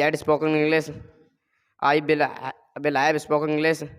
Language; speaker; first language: English; non-native, learner; Hindi